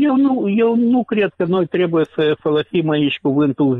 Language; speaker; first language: Romanian; non-native, local second language; Russian